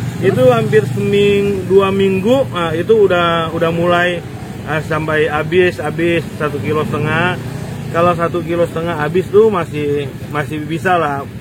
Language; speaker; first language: Indonesian; native; Indonesian